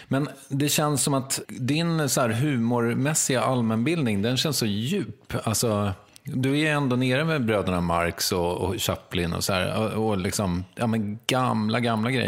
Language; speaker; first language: Swedish; native; Swedish